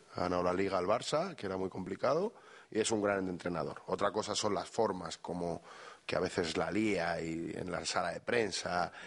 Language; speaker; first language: Spanish; native; Spanish